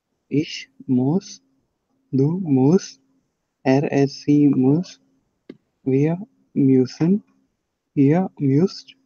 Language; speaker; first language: German; non-native, learner; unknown